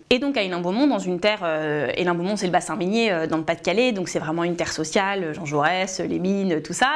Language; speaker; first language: French; native; French